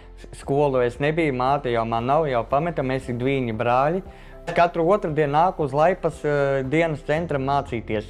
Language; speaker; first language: Latvian; non-native, local second language; Russian